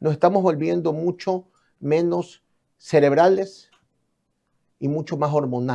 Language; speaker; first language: Spanish; native; Spanish